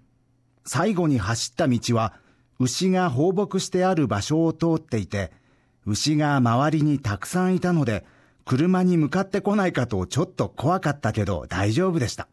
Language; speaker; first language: Japanese; native; Japanese